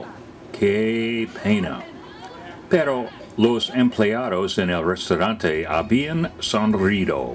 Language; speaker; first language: Spanish; non-native, learner; English